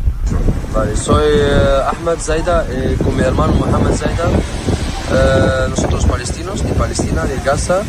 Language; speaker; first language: Spanish; non-native, learner; Arabic